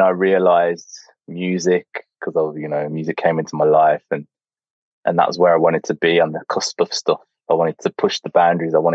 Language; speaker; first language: English; native; English